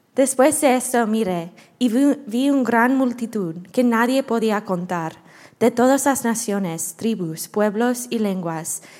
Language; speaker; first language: Spanish; non-native, learner; English